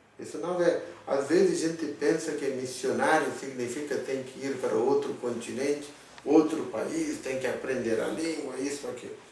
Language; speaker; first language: Portuguese; non-native, fluent; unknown